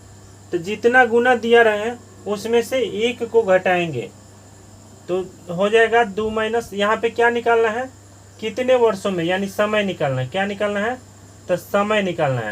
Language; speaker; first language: Hindi; native; Hindi